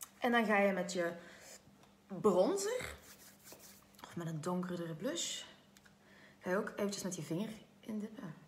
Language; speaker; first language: Dutch; native; Dutch